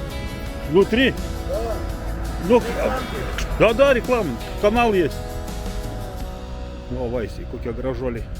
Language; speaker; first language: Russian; non-native, local second language; Lithuanian